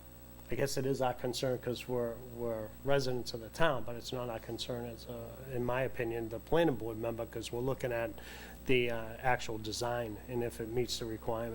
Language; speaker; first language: English; native; English